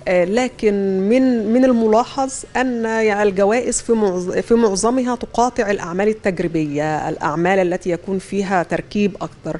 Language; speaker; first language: Arabic; native; Arabic